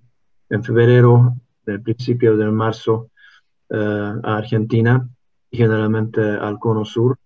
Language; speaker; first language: Spanish; non-native, fluent; Hungarian